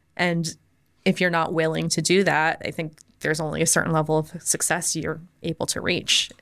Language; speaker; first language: English; native; English